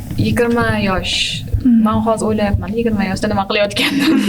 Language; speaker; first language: Uzbek; native; Uzbek